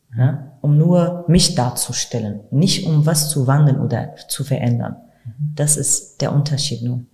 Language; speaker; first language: German; non-native, fluent; Arabic